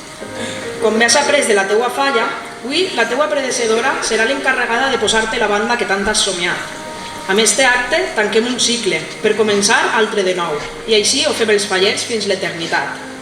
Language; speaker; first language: Catalan; native; Catalan